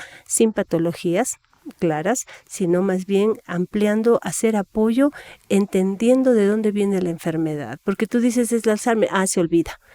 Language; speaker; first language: Spanish; native; Spanish